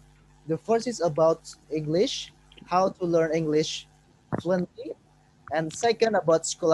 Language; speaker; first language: English; non-native, fluent; Indonesian